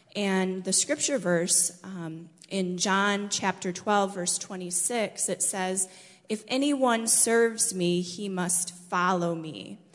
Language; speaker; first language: English; native; English